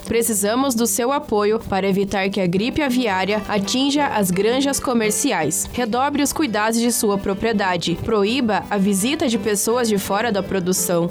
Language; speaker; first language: Portuguese; native; Portuguese